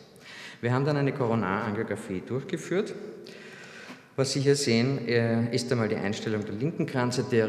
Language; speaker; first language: German; native; German